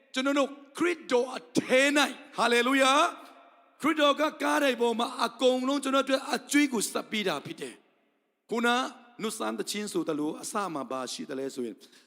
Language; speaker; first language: Burmese; non-native, local second language; Tedim Chin